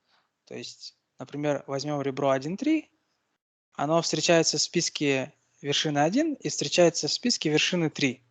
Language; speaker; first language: Russian; native; Russian